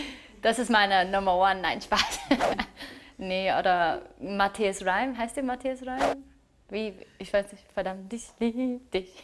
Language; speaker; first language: German; non-native, learner; English